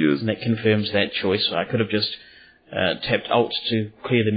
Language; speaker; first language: English; native; English